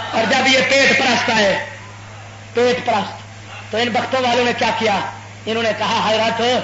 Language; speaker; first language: Urdu; non-native, local second language; Punjabi